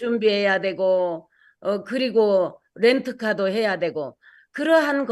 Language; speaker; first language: Korean; native; Korean